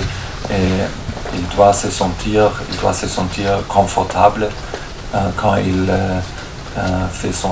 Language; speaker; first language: French; non-native, fluent; German